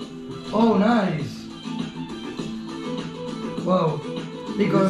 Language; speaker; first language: English; non-native, learner; Spanish